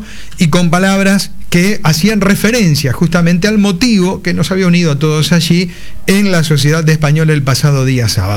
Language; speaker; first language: Spanish; native; Spanish